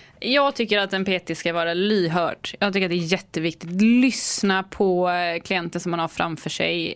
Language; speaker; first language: Swedish; native; Swedish